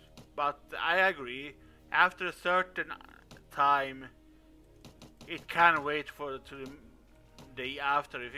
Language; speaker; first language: English; non-native, fluent; Swedish